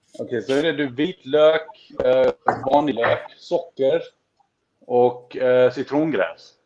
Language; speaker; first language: Swedish; non-native, fluent; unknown